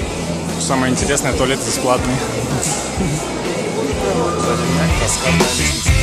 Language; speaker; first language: Russian; native; Russian